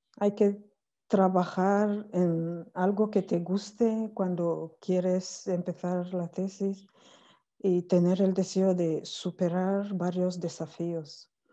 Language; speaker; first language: Spanish; non-native, fluent; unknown